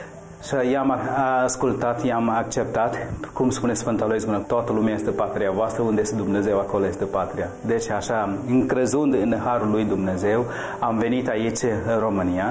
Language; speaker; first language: Romanian; non-native, learner; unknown